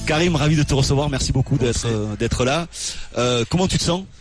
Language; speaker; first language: French; native; French